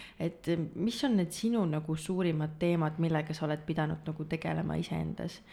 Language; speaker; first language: Estonian; native; Estonian